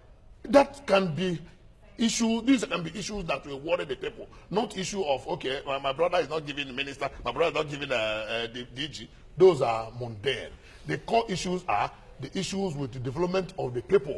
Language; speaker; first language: English; non-native, local second language; Igbo